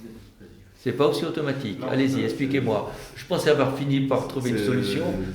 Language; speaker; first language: French; native; French